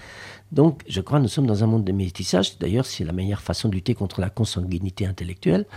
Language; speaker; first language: French; native; French